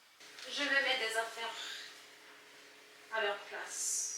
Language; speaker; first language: French; non-native, learner; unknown